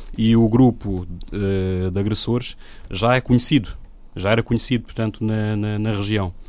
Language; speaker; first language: Portuguese; non-native, local second language; Upper Guinea Crioulo